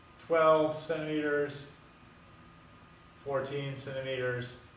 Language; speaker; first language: English; native; English